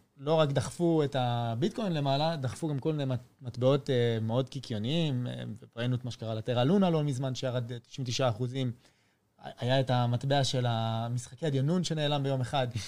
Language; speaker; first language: Hebrew; early bilingual, other home language; French